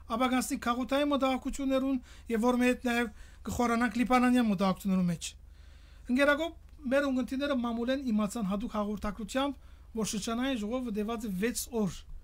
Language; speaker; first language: Armenian; early bilingual, heritage; Armenian